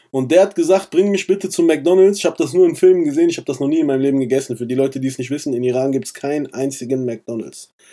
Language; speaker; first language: German; early bilingual, other home language; Persian